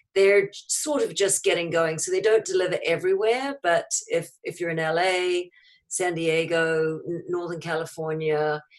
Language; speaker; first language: English; native; English